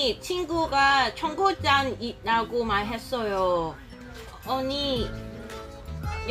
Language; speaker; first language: Korean; non-native, learner; Cantonese